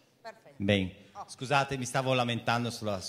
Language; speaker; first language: Italian; native; Italian